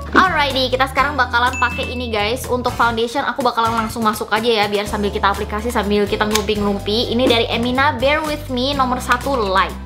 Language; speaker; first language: Indonesian; early bilingual, other home language; Korean